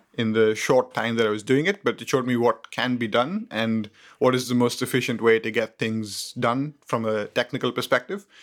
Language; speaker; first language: English; non-native, local second language; Hindi